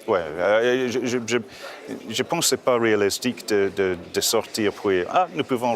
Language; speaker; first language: French; non-native, fluent; English